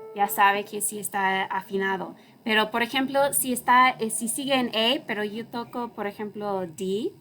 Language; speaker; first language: Spanish; non-native, learner; English